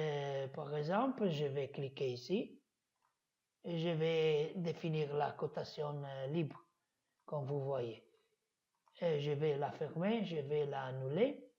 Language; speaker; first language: French; non-native, fluent; Italian